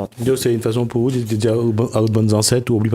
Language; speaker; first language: French; non-native, local second language; Réunion Creole French